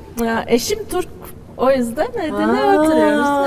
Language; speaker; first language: Turkish; non-native, learner; Latvian